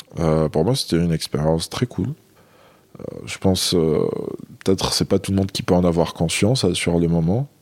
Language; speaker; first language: French; non-native, local second language; Arabic